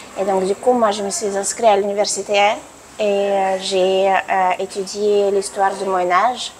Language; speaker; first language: French; non-native, fluent; Russian